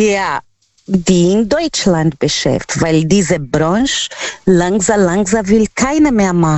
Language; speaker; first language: German; non-native, learner; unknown